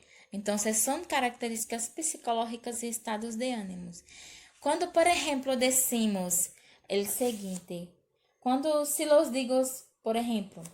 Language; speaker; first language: Spanish; non-native, learner; Portuguese